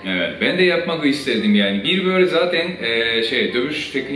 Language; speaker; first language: Turkish; non-native, fluent; Japanese